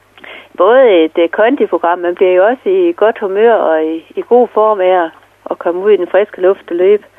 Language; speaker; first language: Danish; native; Danish